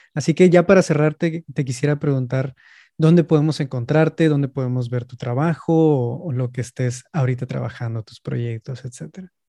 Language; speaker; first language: Spanish; native; Spanish